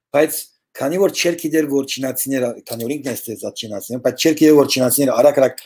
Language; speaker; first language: Armenian; early bilingual, heritage; Armenian